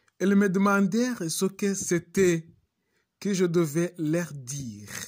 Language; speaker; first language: French; non-native, local second language; Kinyarwanda